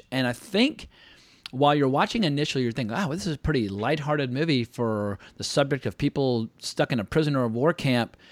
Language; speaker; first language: English; native; English